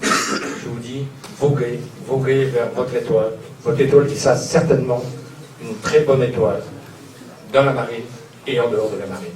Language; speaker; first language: French; native; French